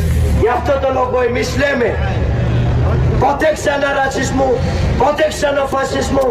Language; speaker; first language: Greek; non-native, fluent; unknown